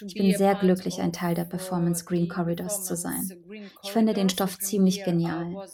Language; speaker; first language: German; non-native, fluent; Ukrainian